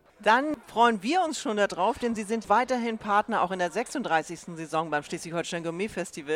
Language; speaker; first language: German; native; German